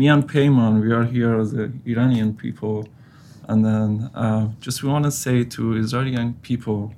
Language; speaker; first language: English; non-native, learner; Persian